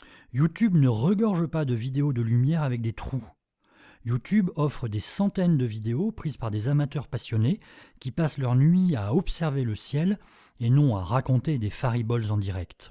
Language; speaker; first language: French; native; French